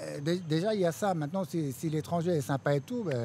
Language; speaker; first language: French; native; French